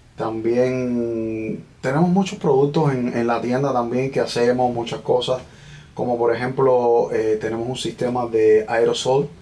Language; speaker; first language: Spanish; native; Spanish